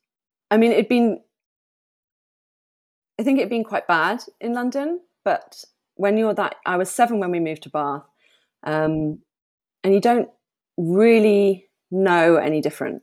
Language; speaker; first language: English; native; English